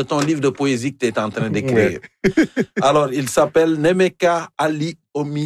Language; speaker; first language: French; native; French